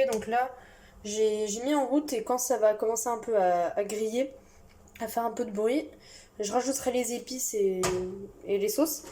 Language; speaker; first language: French; native; French